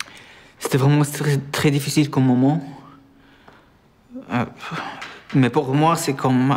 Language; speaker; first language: French; non-native, fluent; Arabic